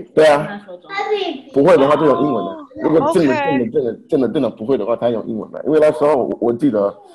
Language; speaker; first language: Chinese; non-native, fluent; Haitian Creole